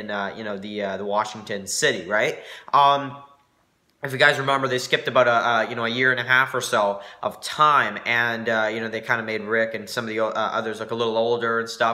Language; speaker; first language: English; native; English